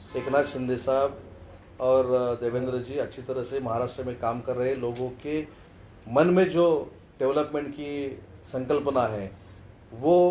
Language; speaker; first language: Hindi; non-native, local second language; Marathi